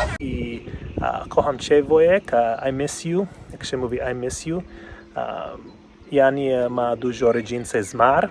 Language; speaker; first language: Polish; non-native, learner; English